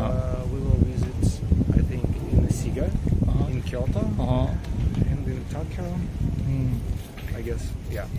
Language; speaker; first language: English; non-native, fluent; Russian